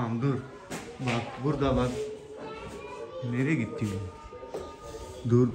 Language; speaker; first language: Turkish; non-native, learner; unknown